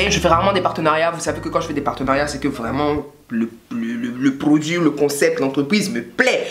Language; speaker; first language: French; native; French